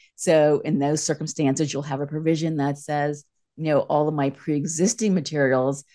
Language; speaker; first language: English; native; English